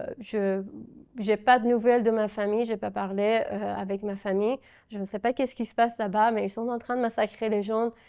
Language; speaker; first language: French; non-native, fluent; Persian